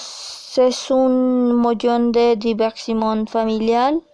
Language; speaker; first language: French; non-native, learner; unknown